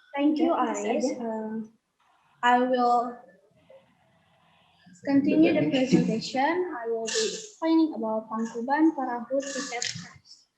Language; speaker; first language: English; non-native, learner; Indonesian